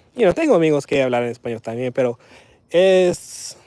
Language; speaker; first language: Spanish; non-native, learner; English